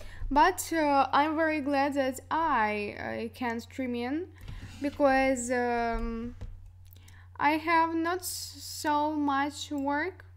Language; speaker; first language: English; non-native, learner; Russian